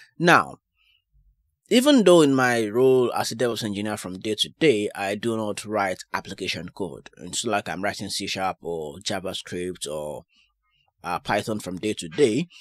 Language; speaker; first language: English; non-native, local second language; Yoruba